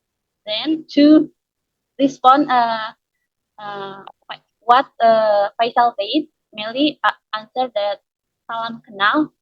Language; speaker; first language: English; non-native, learner; Indonesian